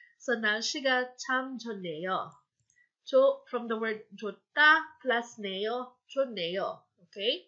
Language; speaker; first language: Korean; non-native, fluent; Filipino